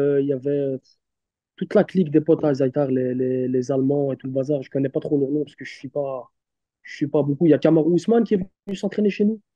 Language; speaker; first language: French; early bilingual, other home language; Turkish